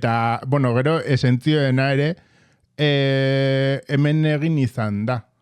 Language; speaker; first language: Basque; native; Basque